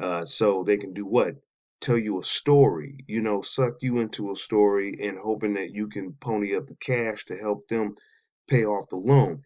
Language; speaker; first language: English; native; English